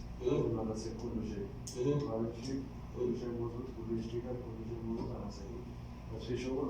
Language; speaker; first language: Arabic; non-native, learner; Bangla